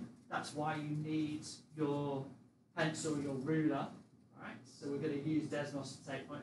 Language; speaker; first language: English; native; English